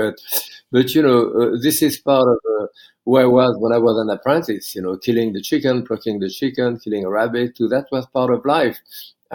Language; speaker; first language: English; non-native, fluent; French